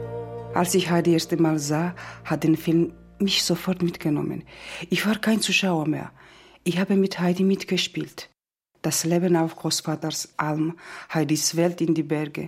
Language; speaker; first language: German; non-native, learner; Georgian